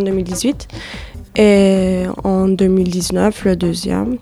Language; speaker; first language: French; non-native, fluent; Turkish